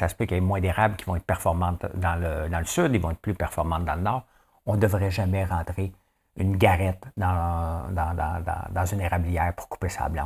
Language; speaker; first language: French; native; French